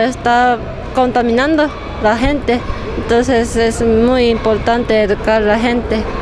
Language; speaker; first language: Spanish; non-native, learner; Japanese